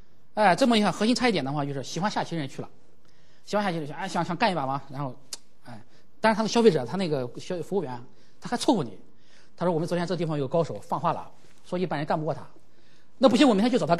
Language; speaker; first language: Chinese; native; Chinese